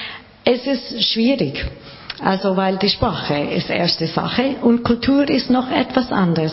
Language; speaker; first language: German; non-native, learner; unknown